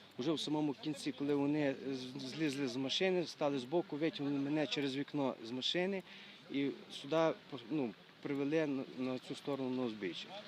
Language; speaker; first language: Ukrainian; native; Ukrainian